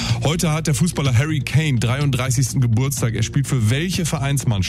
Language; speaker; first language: German; native; German